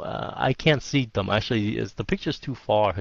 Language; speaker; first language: English; non-native, fluent; Vietnamese